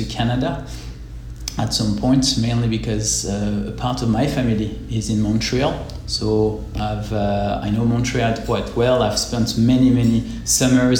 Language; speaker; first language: English; non-native, fluent; French